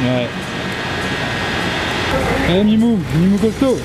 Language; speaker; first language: French; native; French